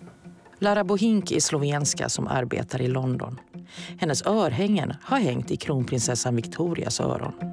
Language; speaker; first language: Swedish; native; Swedish